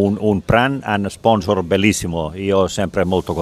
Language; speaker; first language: Italian; non-native, learner; Finnish